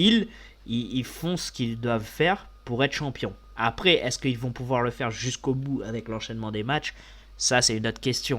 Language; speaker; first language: French; native; French